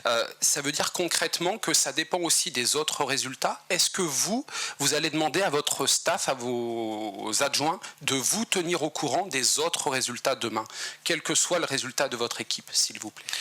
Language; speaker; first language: French; native; French